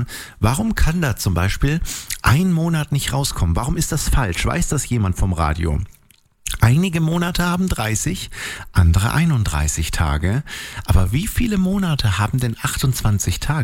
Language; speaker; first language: German; native; German